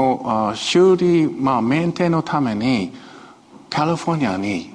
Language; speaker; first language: Japanese; non-native, fluent; Chinese